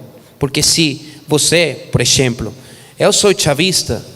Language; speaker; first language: Portuguese; non-native, fluent; Spanish